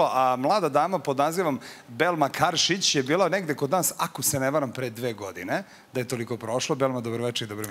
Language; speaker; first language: Serbian; native; Serbian